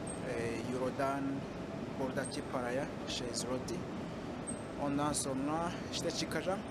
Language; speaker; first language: Turkish; non-native, fluent; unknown